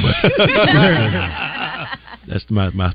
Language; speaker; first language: English; native; English